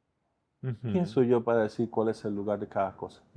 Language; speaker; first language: Spanish; native; Spanish